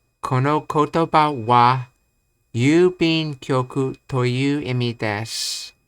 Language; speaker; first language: Japanese; non-native, learner; English